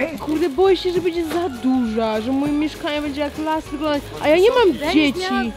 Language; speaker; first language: Polish; early bilingual, heritage; Polish